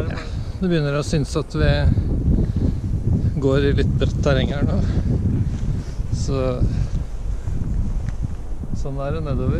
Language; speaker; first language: Norwegian; native; Norwegian